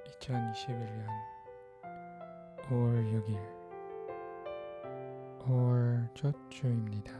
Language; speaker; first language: Korean; non-native, fluent; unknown